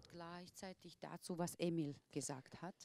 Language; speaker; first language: German; non-native, fluent; Slovak